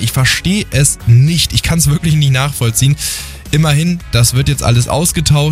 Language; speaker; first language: German; native; German